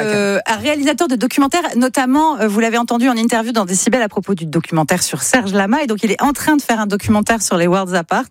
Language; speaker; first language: French; native; French